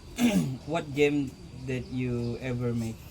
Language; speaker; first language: English; non-native, learner; Indonesian